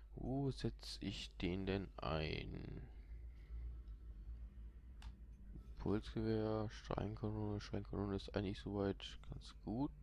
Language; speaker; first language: German; native; German